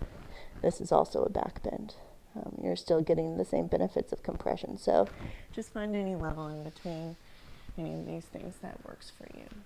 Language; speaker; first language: English; native; English